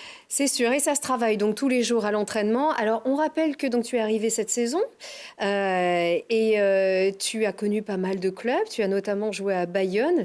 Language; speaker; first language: French; native; French